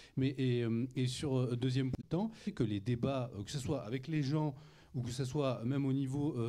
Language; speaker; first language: French; native; French